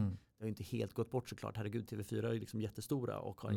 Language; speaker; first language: Swedish; native; Swedish